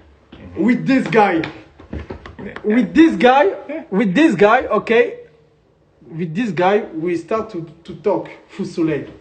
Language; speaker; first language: English; non-native, learner; French